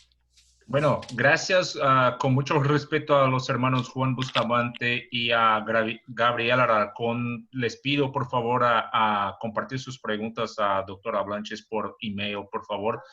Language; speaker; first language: Spanish; non-native, learner; Portuguese